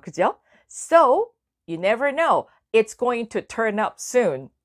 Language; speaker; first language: English; non-native, fluent; Korean